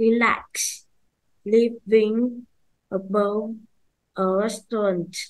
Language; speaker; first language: English; non-native, learner; Vietnamese